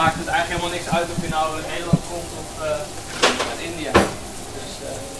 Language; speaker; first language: Dutch; native; Dutch